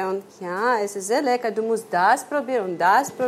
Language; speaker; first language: German; non-native, learner; Ukrainian